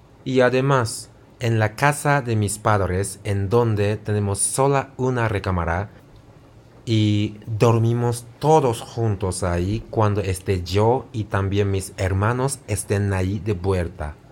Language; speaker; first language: Spanish; non-native, fluent; Japanese